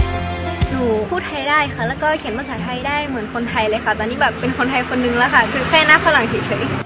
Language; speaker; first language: Thai; early bilingual, other home language; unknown